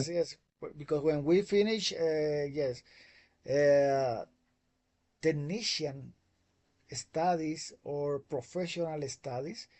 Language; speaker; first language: English; non-native, fluent; Spanish